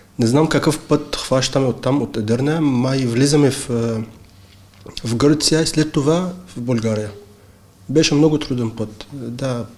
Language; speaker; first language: Bulgarian; non-native, learner; Arabic